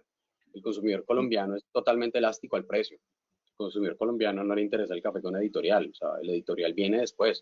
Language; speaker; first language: Spanish; native; Spanish